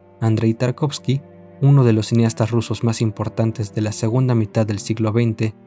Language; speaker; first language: Spanish; native; Spanish